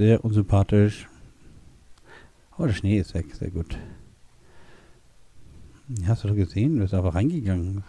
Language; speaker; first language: German; native; German